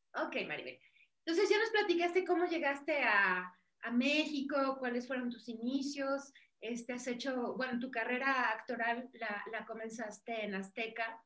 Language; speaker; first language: Spanish; native; Spanish